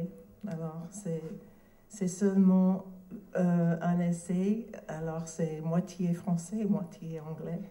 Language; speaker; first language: French; non-native, learner; English